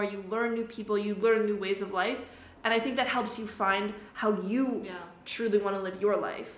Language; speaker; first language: English; native; English